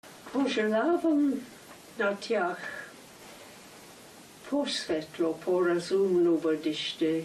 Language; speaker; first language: Bulgarian; non-native, fluent; English